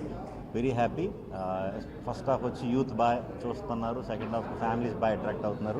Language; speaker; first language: Telugu; native; Telugu